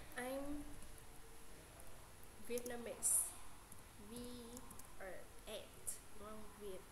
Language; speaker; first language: English; non-native, learner; Vietnamese